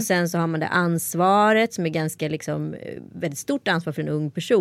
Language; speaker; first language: Swedish; native; Swedish